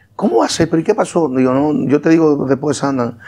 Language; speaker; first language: Spanish; native; Spanish